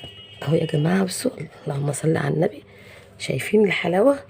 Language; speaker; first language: Arabic; native; Arabic